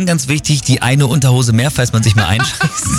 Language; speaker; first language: German; native; German